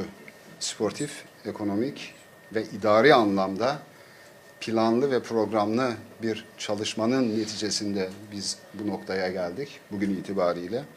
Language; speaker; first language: Turkish; native; Turkish